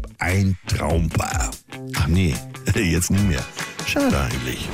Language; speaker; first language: German; native; German